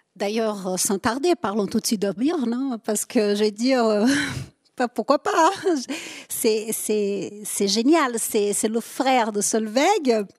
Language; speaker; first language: French; native; French